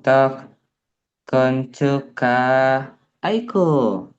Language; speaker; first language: Korean; non-native, learner; Indonesian